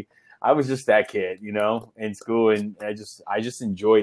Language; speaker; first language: English; native; English